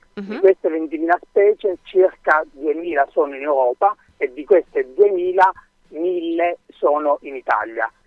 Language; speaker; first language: Italian; native; Italian